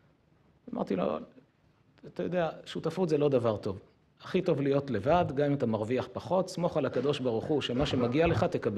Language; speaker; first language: Hebrew; native; Hebrew